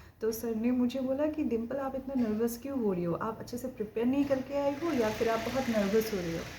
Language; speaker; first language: Hindi; non-native, local second language; Assamese